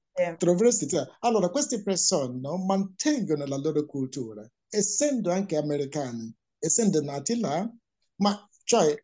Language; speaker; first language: Italian; non-native, fluent; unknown